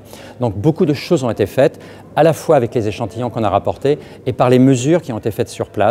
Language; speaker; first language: French; native; French